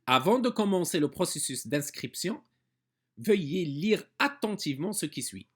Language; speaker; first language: French; non-native, local second language; Arabic